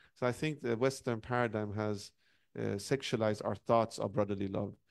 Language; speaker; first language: English; non-native, fluent; Persian